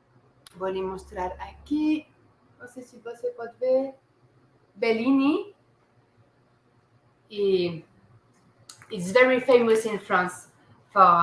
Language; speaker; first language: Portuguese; non-native, learner; French